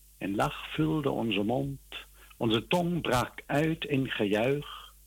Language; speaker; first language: Dutch; native; Dutch